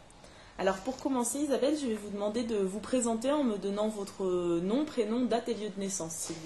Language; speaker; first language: French; native; French